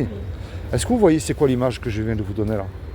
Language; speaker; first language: French; native; French